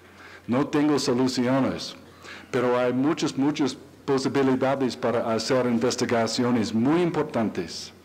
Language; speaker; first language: Spanish; non-native, learner; English